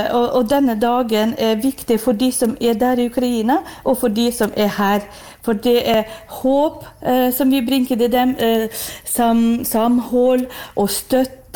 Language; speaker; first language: Norwegian; non-native, fluent; Ukrainian